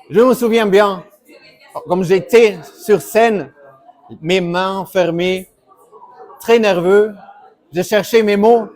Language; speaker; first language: French; non-native, fluent; German